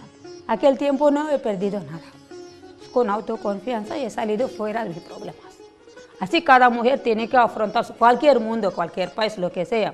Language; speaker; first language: Spanish; non-native, learner; Telugu